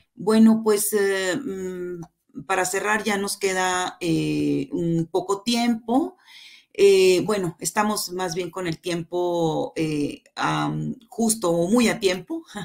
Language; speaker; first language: Spanish; native; Spanish